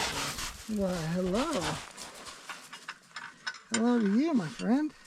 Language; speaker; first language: English; native; English